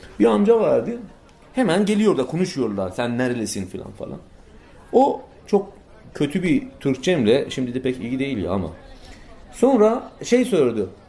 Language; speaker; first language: Turkish; non-native, fluent; Persian